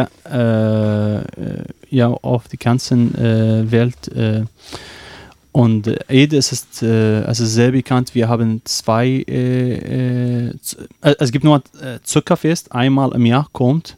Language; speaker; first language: German; non-native, learner; Arabic